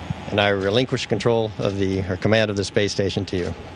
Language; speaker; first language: English; native; English